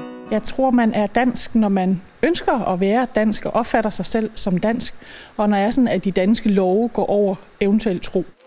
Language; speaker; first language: Danish; non-native, fluent; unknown